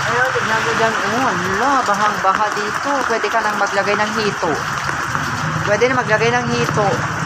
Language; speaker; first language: Filipino; native; Filipino